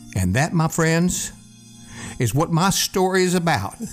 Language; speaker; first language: English; native; English